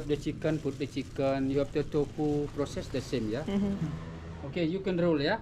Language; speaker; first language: English; non-native, learner; Indonesian